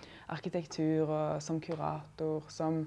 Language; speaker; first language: Norwegian; native; Norwegian